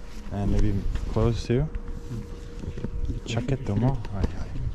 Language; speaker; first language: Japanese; non-native, learner; English